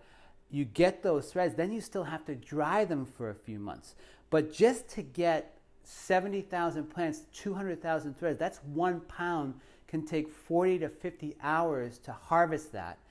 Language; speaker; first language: English; native; English